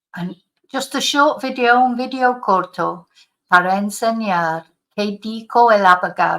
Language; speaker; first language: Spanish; non-native, fluent; English